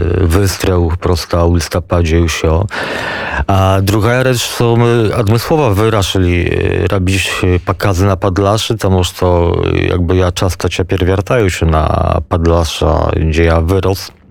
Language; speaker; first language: Polish; non-native, local second language; Belarusian